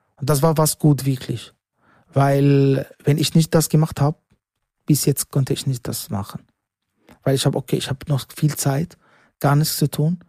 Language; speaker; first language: German; non-native, learner; Arabic